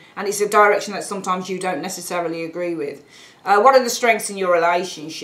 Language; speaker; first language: English; native; English